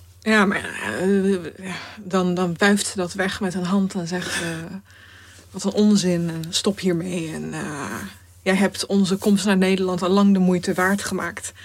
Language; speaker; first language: Dutch; early bilingual, other home language; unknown